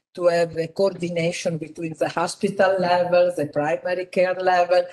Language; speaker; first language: English; non-native, fluent; Italian